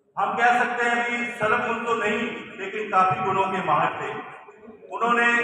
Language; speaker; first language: Hindi; non-native, local second language; Punjabi